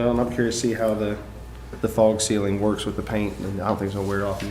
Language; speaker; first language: English; native; English